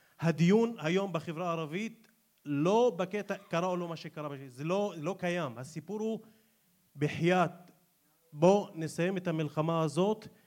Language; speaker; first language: Hebrew; non-native, local second language; Arabic